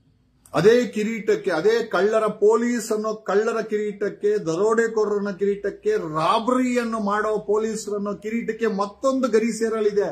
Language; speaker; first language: Kannada; native; Kannada